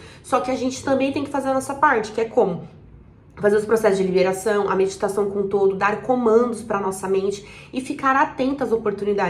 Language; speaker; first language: Portuguese; native; Portuguese